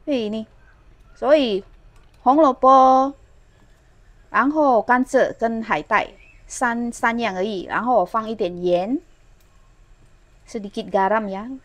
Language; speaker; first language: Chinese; non-native, learner; Indonesian